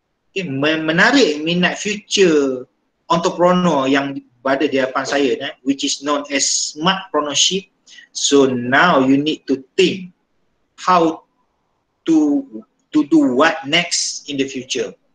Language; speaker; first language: English; non-native, local second language; Malay